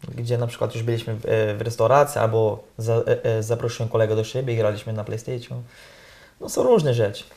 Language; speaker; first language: Polish; non-native, fluent; Portuguese